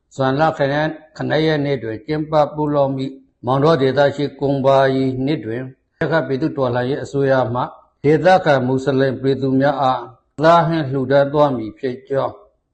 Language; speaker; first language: Burmese; native; Burmese